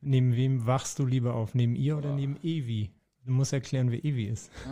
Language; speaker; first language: German; native; German